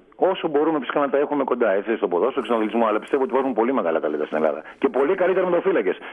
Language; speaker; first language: Greek; native; Greek